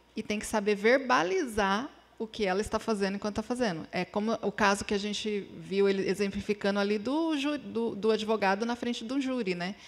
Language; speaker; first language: Portuguese; native; Portuguese